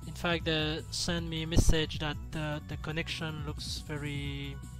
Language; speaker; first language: English; non-native, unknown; French